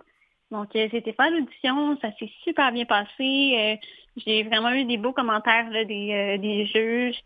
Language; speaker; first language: French; native; French